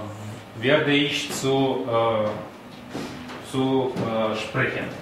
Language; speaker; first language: German; non-native, learner; Russian